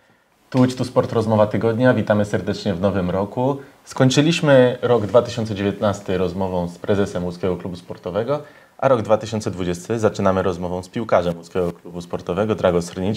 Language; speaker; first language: Polish; native; Polish